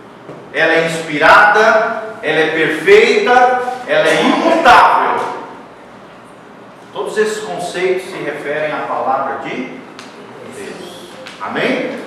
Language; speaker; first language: Portuguese; native; Portuguese